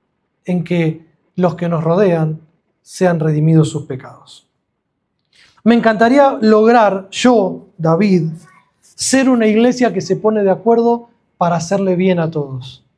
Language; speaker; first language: Spanish; native; Spanish